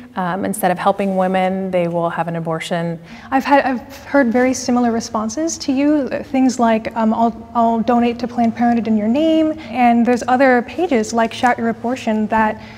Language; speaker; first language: English; native; English